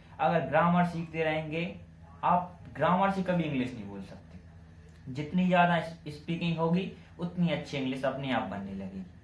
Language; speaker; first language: Hindi; native; Hindi